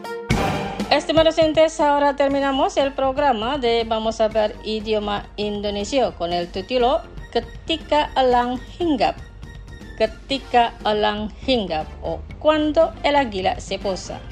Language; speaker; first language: Spanish; non-native, fluent; Indonesian